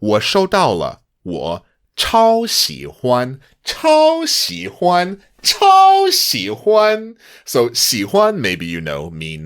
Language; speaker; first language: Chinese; non-native, fluent; English